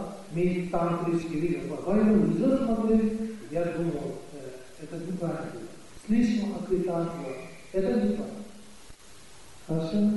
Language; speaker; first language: Russian; non-native, learner; Tibetan